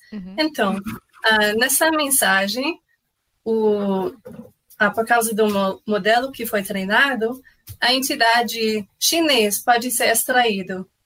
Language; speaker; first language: Portuguese; non-native, fluent; English